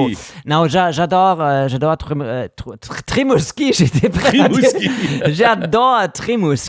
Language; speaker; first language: French; non-native, learner; German